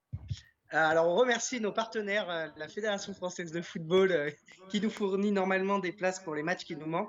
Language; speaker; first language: French; native; French